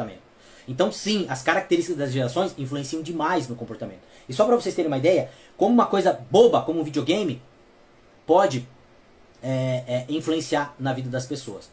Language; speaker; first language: Portuguese; native; Portuguese